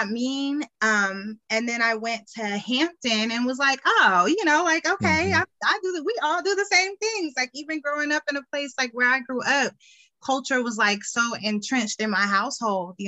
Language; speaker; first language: English; native; English